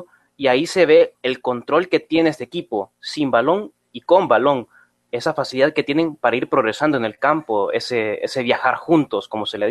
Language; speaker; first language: Spanish; native; Spanish